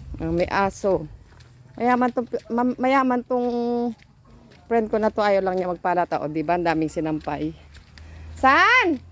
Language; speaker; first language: Filipino; native; Filipino